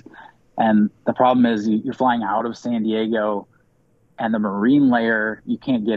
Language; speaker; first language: English; native; English